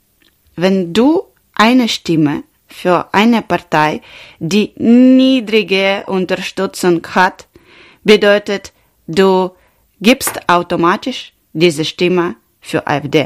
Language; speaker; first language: German; non-native, learner; Ukrainian